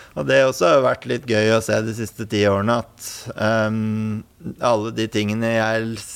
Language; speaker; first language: Norwegian; native; Norwegian